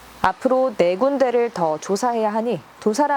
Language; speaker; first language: Korean; native; Korean